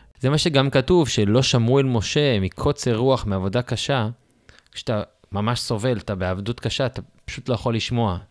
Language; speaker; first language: Hebrew; native; Hebrew